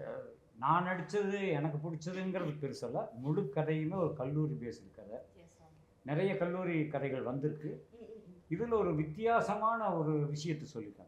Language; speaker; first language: Tamil; native; Tamil